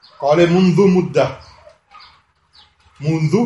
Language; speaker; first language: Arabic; non-native, fluent; French